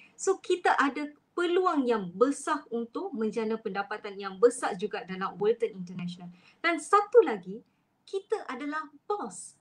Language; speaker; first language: Malay; non-native, local second language; Tamil